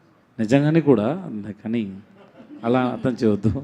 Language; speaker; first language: Telugu; non-native, learner; Tamil